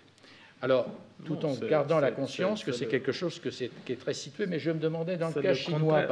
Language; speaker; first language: French; native; French